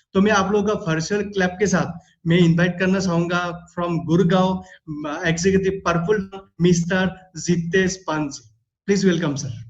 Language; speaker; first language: Hindi; non-native, local second language; Assamese